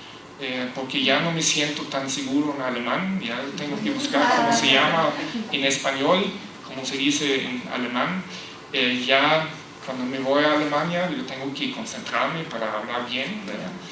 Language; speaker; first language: Spanish; non-native, fluent; German